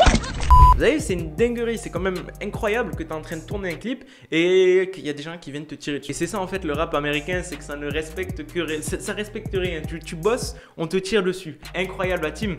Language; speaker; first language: French; native; French